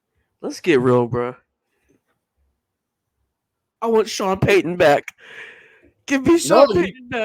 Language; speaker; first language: English; native; English